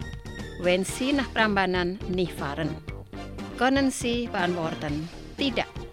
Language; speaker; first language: German; non-native, fluent; Indonesian